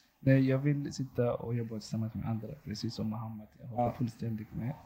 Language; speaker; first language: Swedish; non-native, local second language; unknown